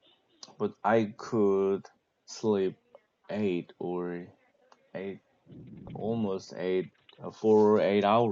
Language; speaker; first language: English; non-native, learner; Korean